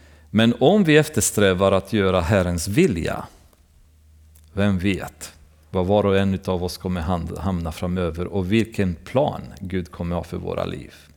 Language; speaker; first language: Swedish; non-native, fluent; Romanian